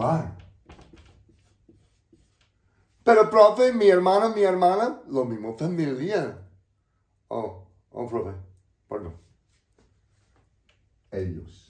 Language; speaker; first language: Spanish; non-native, learner; English